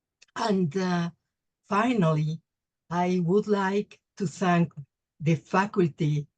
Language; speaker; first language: English; non-native, learner; Spanish